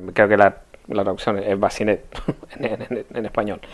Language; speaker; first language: Spanish; early bilingual, heritage; Spanish